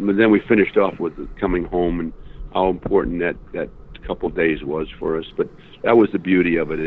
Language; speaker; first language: English; native; English